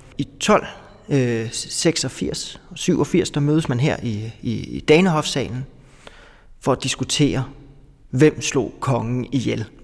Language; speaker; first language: Danish; native; Danish